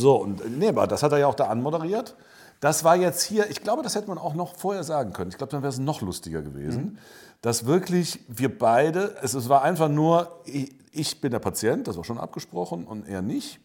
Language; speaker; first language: German; native; German